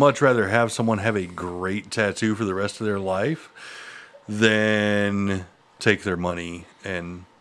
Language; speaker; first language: English; native; English